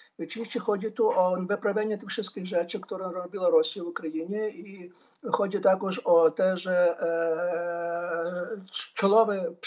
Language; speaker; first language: Polish; non-native, fluent; Ukrainian